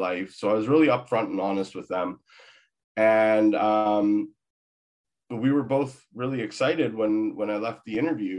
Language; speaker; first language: English; native; English